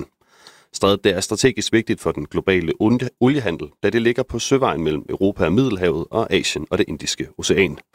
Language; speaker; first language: Danish; native; Danish